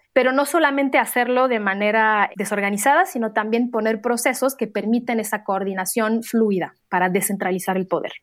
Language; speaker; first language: Spanish; non-native, fluent; Arabic